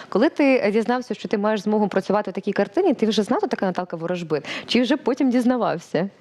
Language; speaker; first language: Ukrainian; native; Ukrainian